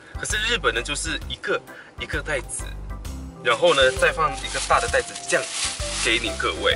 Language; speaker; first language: Chinese; native; Chinese